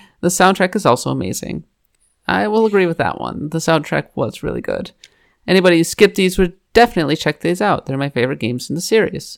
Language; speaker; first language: English; native; English